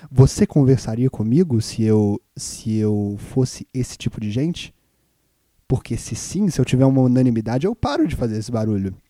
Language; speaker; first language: Portuguese; native; Portuguese